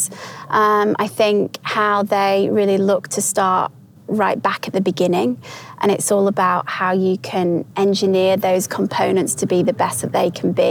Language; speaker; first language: English; native; English